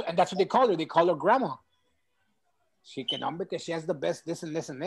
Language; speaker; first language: English; early bilingual, other home language; Spanish